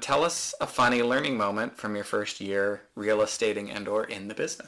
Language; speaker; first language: English; native; English